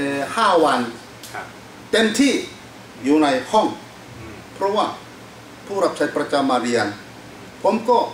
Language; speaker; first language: Thai; non-native, fluent; Korean